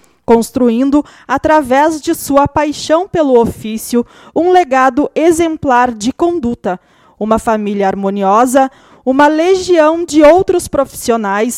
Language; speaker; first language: Portuguese; native; Portuguese